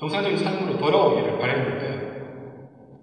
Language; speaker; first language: Korean; native; Korean